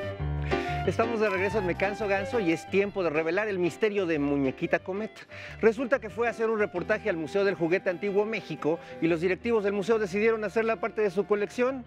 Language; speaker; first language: Spanish; native; Spanish